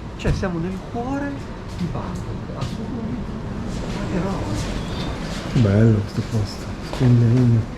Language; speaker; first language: Italian; native; Italian